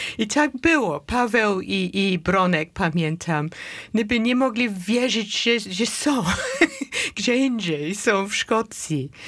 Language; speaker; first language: Polish; non-native, fluent; English